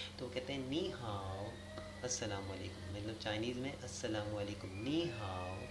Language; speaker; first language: Urdu; native; Urdu